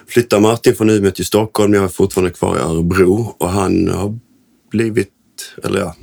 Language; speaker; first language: Swedish; native; Swedish